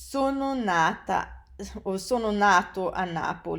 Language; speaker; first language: Italian; non-native, fluent; English